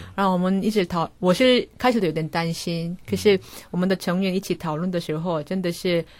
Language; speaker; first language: Chinese; non-native, fluent; Korean